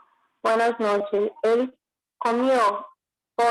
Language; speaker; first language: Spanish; non-native, learner; Portuguese